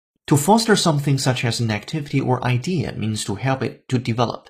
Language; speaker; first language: English; non-native, fluent; Chinese